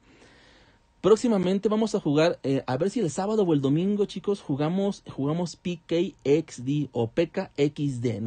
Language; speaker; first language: Spanish; native; Spanish